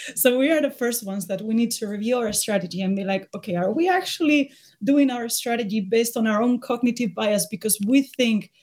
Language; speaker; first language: English; non-native, fluent; Spanish